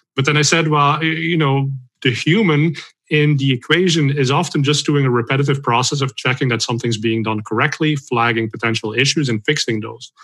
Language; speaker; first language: English; non-native, fluent; Dutch